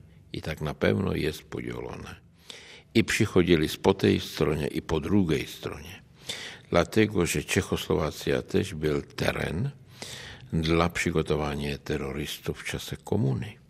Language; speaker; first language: Polish; non-native, learner; Czech